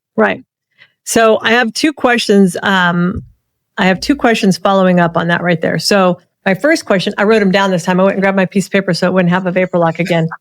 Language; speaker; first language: English; native; English